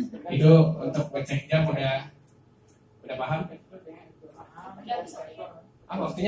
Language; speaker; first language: Indonesian; native; Indonesian